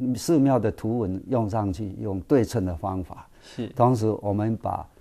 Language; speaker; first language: Chinese; native; Chinese